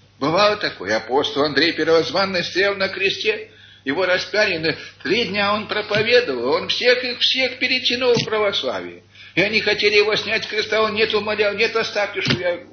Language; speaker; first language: Russian; early bilingual, heritage; Russian